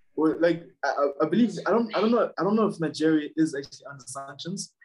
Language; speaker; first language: English; non-native, local second language; Shona